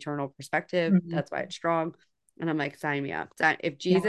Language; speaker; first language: English; native; English